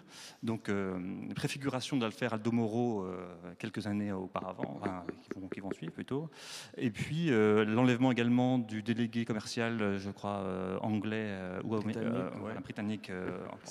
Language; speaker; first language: French; native; French